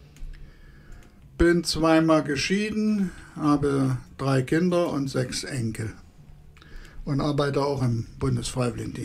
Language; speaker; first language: German; native; German